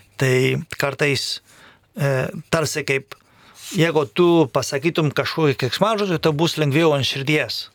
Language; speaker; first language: Lithuanian; non-native, fluent; Spanish